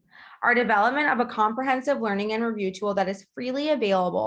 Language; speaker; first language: English; native; English